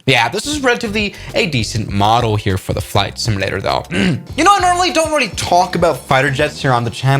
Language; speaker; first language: English; non-native, fluent; German